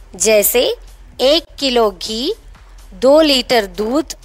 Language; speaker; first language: Hindi; non-native, local second language; Telugu